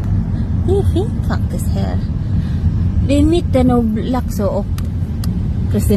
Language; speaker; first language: Swedish; non-native, learner; Filipino